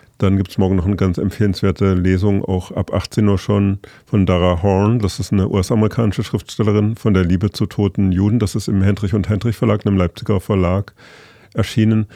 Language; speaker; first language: German; native; German